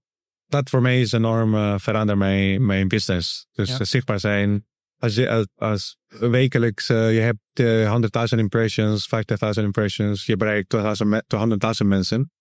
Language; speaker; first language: Dutch; non-native, learner; Spanish